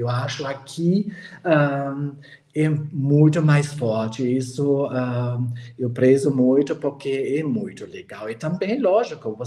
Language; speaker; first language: Portuguese; non-native, fluent; German